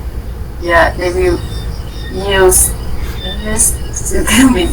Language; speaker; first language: English; non-native, learner; Vietnamese